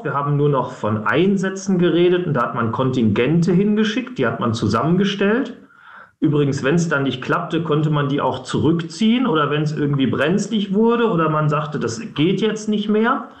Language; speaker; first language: German; native; German